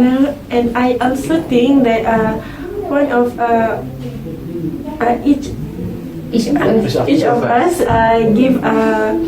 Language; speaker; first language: English; non-native, local second language; Malay